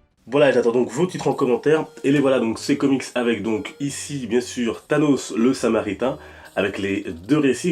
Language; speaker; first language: French; native; French